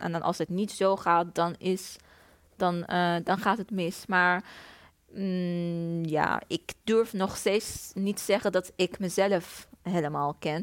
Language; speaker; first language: Dutch; non-native, fluent; Persian